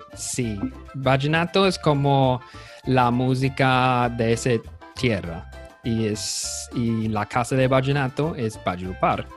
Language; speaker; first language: Spanish; non-native, fluent; English